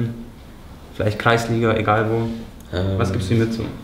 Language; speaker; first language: German; native; German